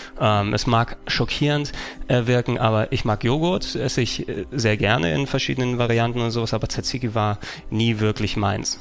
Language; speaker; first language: German; native; German